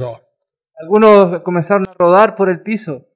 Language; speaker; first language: Spanish; native; Spanish